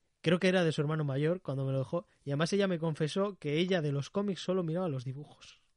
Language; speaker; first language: Spanish; native; Spanish